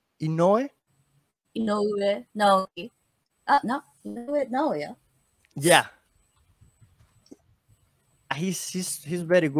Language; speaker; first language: English; non-native, learner; Spanish